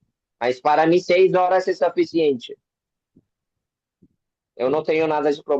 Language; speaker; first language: Portuguese; non-native, learner; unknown